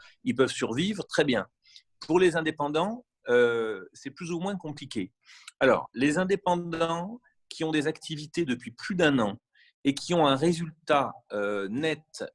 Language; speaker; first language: French; native; French